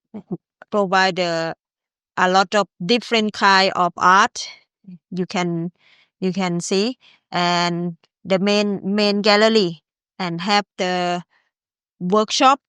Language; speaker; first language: English; non-native, learner; Thai